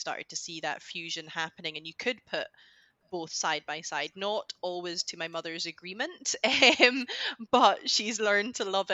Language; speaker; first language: English; native; English